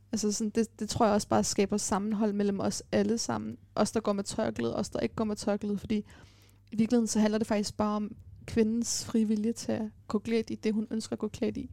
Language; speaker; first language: Danish; early bilingual, other home language; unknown